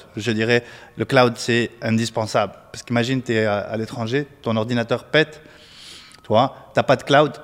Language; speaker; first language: French; non-native, local second language; Arabic